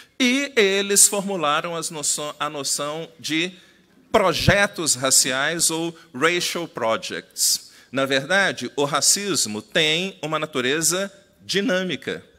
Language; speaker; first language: Portuguese; native; Portuguese